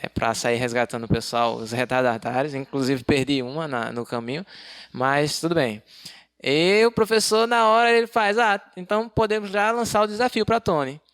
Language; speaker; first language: Portuguese; native; Portuguese